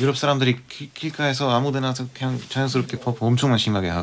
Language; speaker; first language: Korean; non-native, fluent; Bulgarian